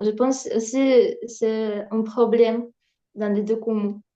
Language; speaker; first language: French; non-native, learner; Ukrainian